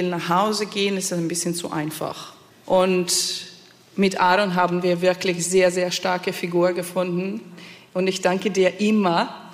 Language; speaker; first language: German; non-native, fluent; Italian